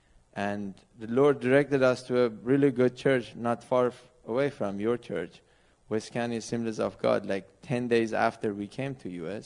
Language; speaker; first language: English; non-native, fluent; Persian